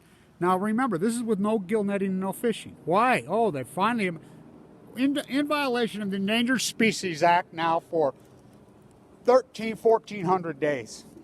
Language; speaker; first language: English; native; English